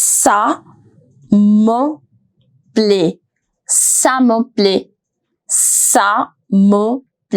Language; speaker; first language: French; non-native, fluent; Hindi